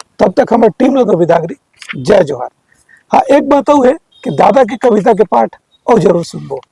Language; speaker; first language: Hindi; native; Hindi